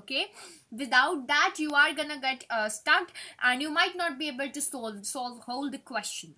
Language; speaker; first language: English; non-native, local second language; Hindi